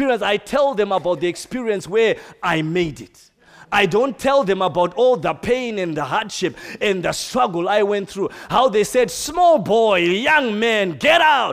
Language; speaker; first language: English; non-native, local second language; Shona